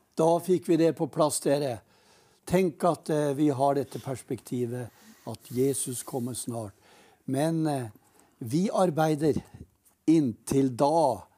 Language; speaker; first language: Norwegian; native; Norwegian